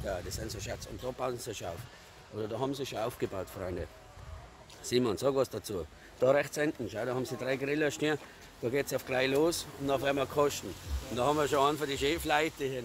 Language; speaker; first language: German; native; German